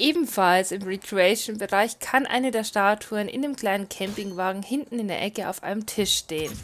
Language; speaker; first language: German; native; German